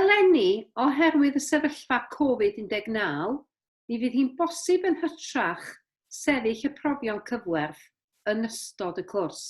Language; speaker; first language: Welsh; native; Welsh